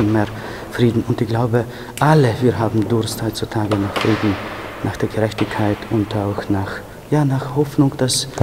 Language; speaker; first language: German; non-native, fluent; Ukrainian